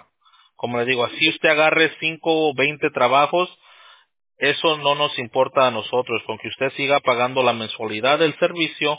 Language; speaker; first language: Spanish; early bilingual, heritage; Spanish